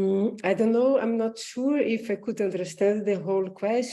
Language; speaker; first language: English; non-native, learner; Portuguese